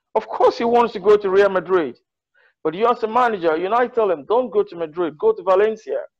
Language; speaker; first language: English; non-native, local second language; Yoruba